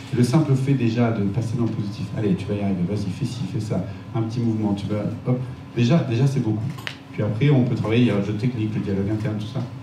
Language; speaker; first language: French; native; French